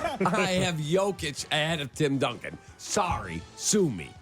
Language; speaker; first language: English; native; English